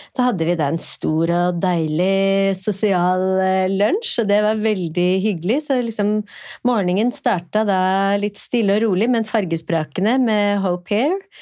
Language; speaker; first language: Norwegian; native; Norwegian